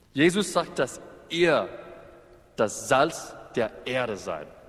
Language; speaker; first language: German; non-native, fluent; English